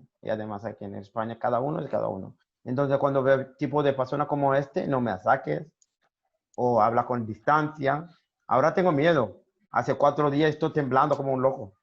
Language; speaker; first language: Spanish; non-native, learner; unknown